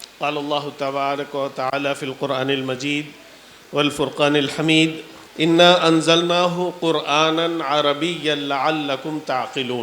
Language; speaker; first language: Urdu; native; Urdu